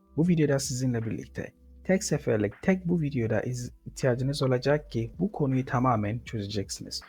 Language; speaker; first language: Turkish; non-native, fluent; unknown